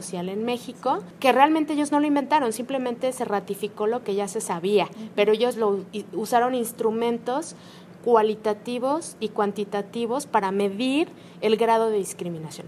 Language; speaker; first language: Spanish; native; Spanish